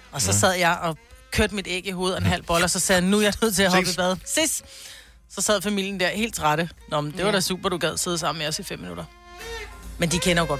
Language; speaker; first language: Danish; native; Danish